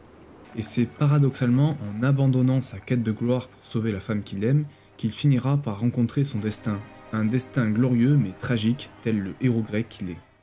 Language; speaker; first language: French; native; French